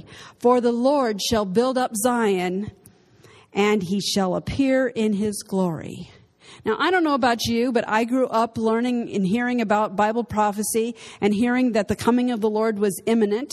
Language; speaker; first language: English; native; English